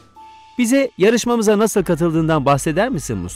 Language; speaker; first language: Turkish; native; Turkish